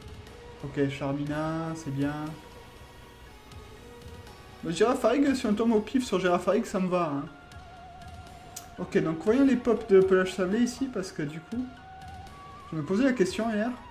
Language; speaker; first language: French; native; French